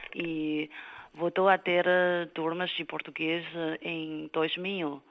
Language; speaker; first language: Portuguese; non-native, fluent; Chinese